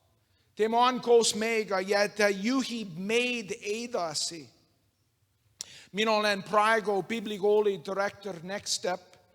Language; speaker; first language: Estonian; non-native, learner; English